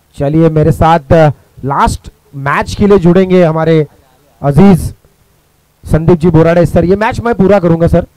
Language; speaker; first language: Hindi; non-native, local second language; Marathi